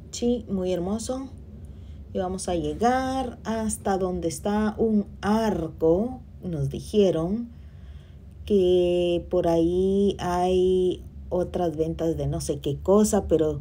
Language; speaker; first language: Spanish; native; Spanish